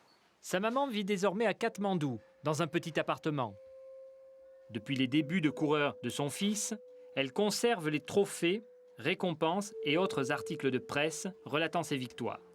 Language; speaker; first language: French; native; French